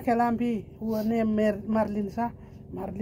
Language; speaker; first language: Arabic; non-native, learner; Nepali